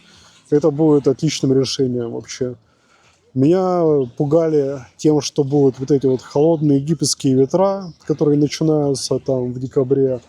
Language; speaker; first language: Russian; native; Russian